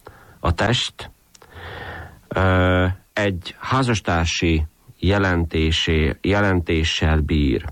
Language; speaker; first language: Hungarian; native; Hungarian